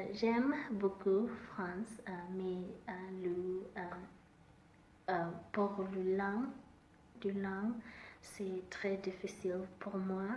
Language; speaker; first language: French; non-native, learner; Southern Sotho